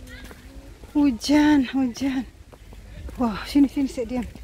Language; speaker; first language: Malay; native; Malay